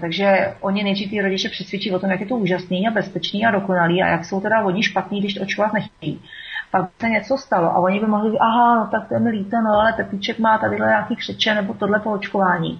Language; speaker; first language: Czech; native; Czech